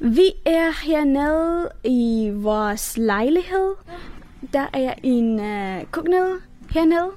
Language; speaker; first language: Danish; non-native, learner; Persian